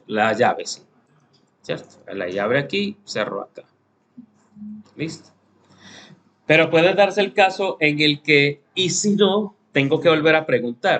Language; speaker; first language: Spanish; native; Spanish